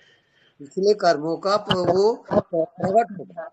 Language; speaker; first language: Hindi; native; Hindi